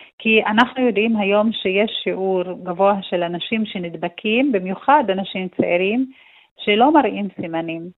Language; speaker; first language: Hebrew; non-native, local second language; Arabic